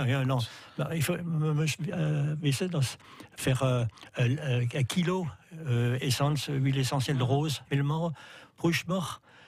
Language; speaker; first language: German; non-native, learner; French